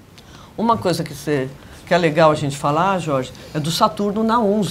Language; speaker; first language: Portuguese; native; Portuguese